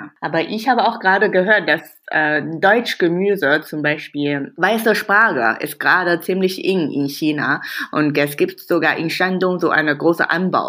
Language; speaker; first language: German; non-native, fluent; Chinese